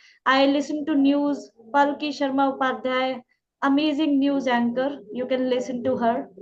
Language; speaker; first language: English; non-native, local second language; Hindi